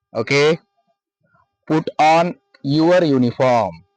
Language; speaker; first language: English; non-native, local second language; Marathi